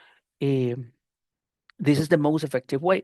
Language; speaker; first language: English; non-native, fluent; Spanish